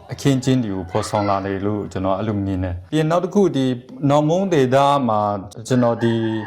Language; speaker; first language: Burmese; non-native, local second language; Kachin